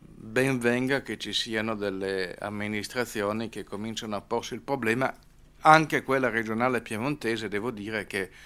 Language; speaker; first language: Italian; native; Italian